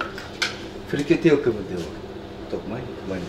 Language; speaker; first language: Russian; non-native, local second language; Uzbek